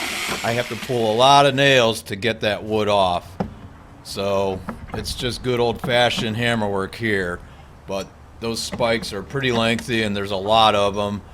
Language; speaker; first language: English; native; English